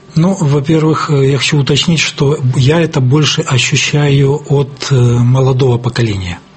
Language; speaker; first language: Russian; non-native, local second language; Ukrainian